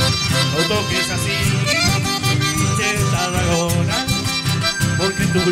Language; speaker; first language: Spanish; native; Spanish